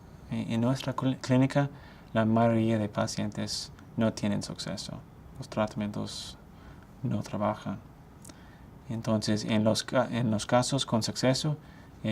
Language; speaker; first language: Spanish; non-native, fluent; English